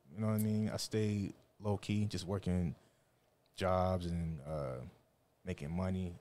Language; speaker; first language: English; native; English